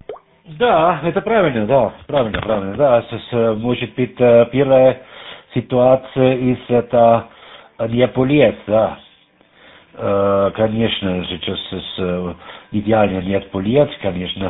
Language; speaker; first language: Russian; non-native, learner; German